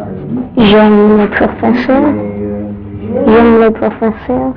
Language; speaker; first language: French; non-native, learner; English